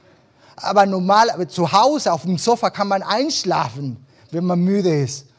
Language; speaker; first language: German; early bilingual, other home language; Spanish